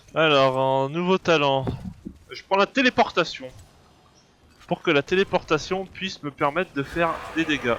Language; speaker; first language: French; native; French